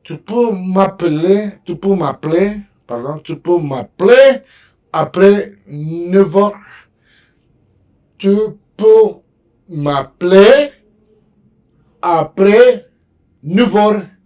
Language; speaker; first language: French; non-native, fluent; Spanish